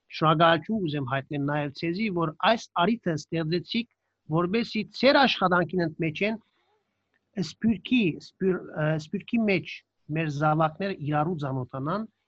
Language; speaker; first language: Armenian; early bilingual, heritage; Armenian